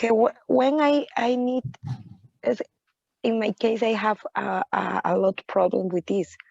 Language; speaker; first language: English; non-native, learner; Spanish